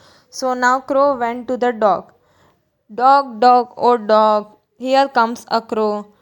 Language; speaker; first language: English; non-native, local second language; Gujarati